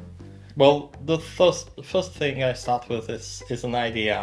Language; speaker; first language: English; non-native, fluent; Czech